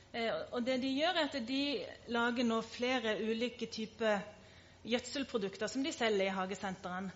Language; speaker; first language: Norwegian; native; Norwegian